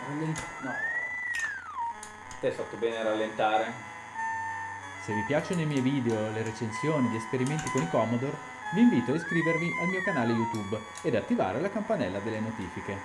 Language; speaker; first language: Italian; native; Italian